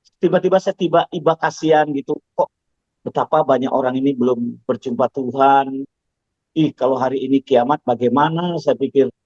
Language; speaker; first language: Indonesian; non-native, local second language; Javanese